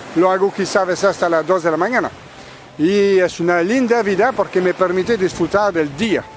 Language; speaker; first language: Spanish; non-native, fluent; French